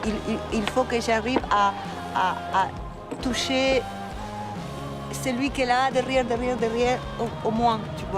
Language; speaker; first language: French; non-native, fluent; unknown